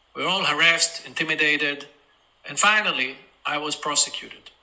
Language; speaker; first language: English; non-native, fluent; Hebrew